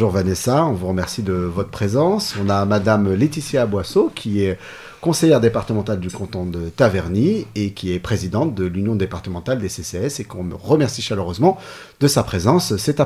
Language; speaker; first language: French; native; French